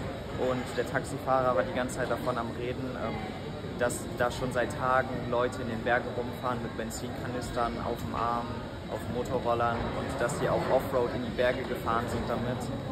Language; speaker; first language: German; native; German